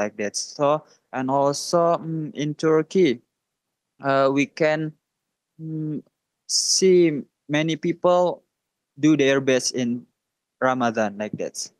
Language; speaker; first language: English; non-native, learner; Indonesian